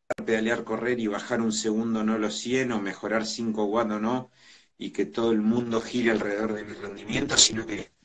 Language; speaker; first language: Spanish; native; Spanish